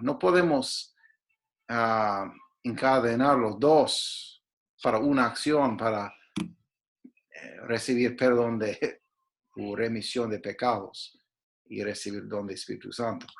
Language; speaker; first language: Spanish; non-native, fluent; English